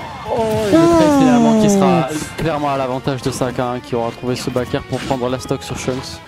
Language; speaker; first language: French; native; French